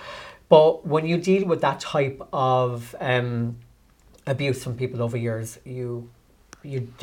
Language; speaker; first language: English; native; English